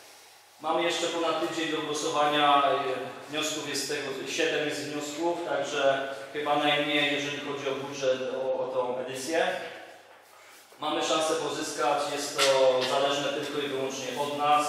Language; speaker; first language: Polish; native; Polish